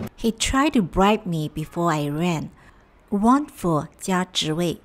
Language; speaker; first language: English; non-native, fluent; Chinese